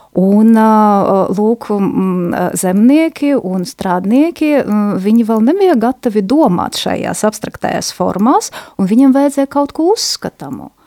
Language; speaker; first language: Latvian; non-native, local second language; Russian